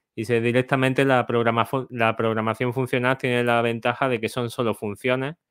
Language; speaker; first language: Spanish; native; Spanish